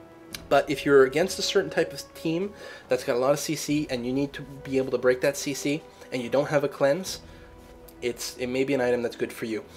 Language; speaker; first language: English; native; English